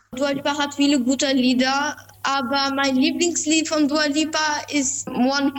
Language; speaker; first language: German; non-native, fluent; Albanian